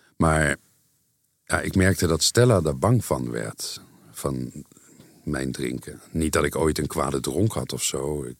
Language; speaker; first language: Dutch; native; Dutch